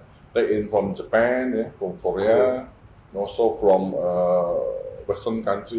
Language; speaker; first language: English; non-native, fluent; Indonesian